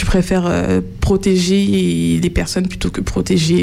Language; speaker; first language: French; native; French